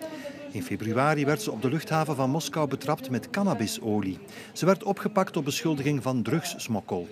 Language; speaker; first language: Dutch; native; Dutch